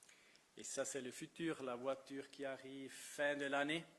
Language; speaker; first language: French; non-native, fluent; Italian